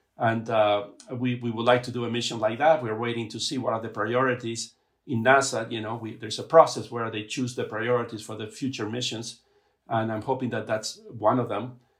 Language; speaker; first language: English; non-native, fluent; Spanish